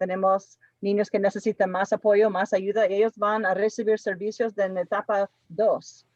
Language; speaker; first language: Spanish; non-native, fluent; English